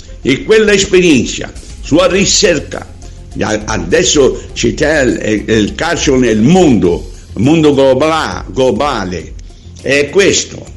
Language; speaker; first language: Italian; non-native, learner; Portuguese